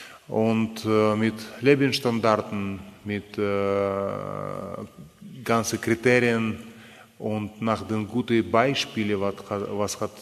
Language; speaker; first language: German; non-native, fluent; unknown